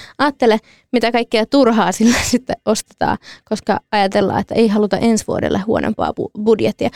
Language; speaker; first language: Finnish; early bilingual, other home language; Kurdish